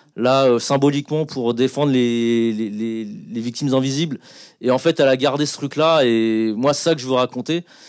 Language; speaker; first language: French; native; French